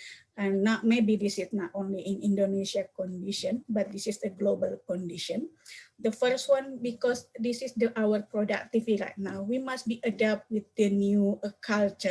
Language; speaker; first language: English; non-native, learner; Indonesian